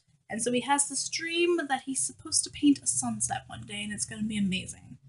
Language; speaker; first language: English; native; English